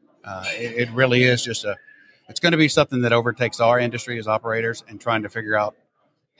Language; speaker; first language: English; native; English